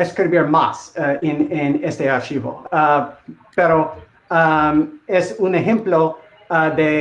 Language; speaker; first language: Spanish; non-native, learner; English